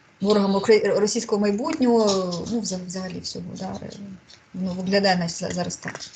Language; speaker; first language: Ukrainian; non-native, local second language; Russian